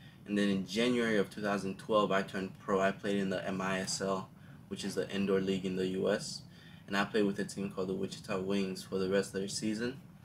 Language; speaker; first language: English; early bilingual, other home language; Haitian Creole